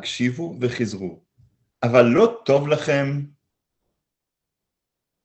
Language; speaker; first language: Hebrew; non-native, fluent; English